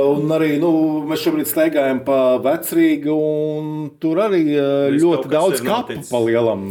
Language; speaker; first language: Latvian; native; Latvian